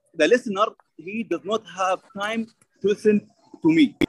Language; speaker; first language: English; non-native, learner; Arabic